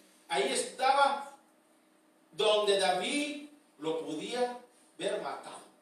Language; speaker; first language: Spanish; early bilingual, heritage; Spanish